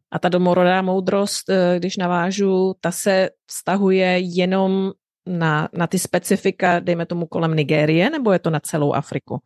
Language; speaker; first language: Czech; native; Czech